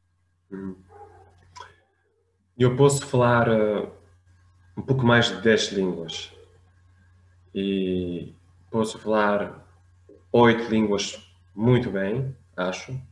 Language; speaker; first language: Portuguese; non-native, fluent; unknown